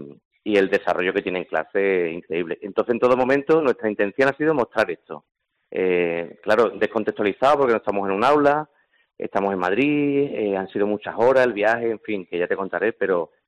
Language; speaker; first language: Spanish; native; Spanish